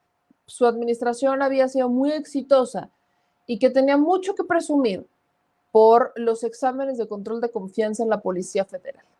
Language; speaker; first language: Spanish; native; Spanish